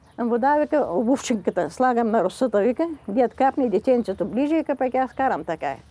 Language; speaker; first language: Bulgarian; native; Bulgarian